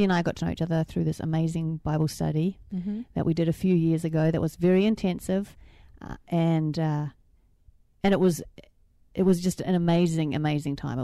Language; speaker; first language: English; native; English